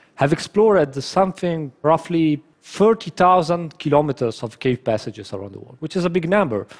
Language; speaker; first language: English; non-native, fluent; Italian